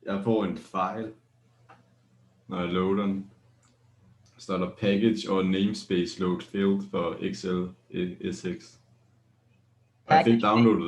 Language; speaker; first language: Danish; native; Danish